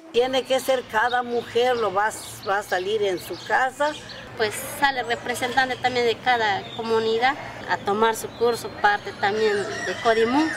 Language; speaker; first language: Spanish; non-native, local second language; Tzeltal